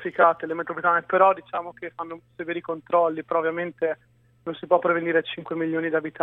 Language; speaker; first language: Italian; native; Italian